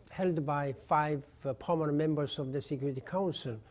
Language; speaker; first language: English; non-native, fluent; Korean